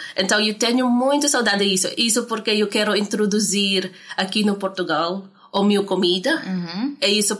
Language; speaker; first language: Portuguese; non-native, learner; Filipino